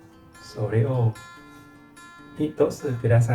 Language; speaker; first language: Japanese; non-native, learner; Vietnamese